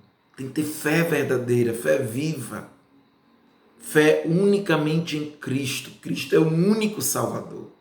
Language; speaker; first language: Portuguese; native; Portuguese